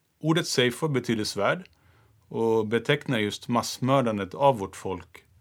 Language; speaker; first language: Swedish; early bilingual, other home language; Turoyo